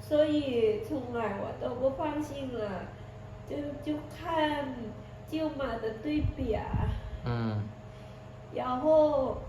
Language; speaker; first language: Chinese; non-native, learner; Lao